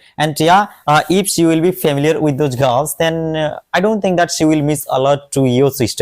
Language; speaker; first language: English; non-native, local second language; Odia